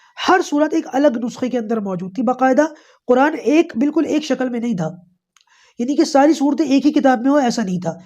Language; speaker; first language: Urdu; native; Urdu